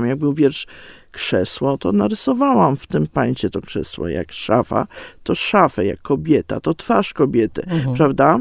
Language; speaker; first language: Polish; native; Polish